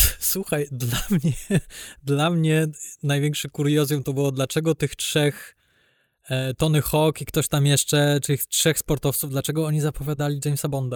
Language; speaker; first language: Polish; native; Polish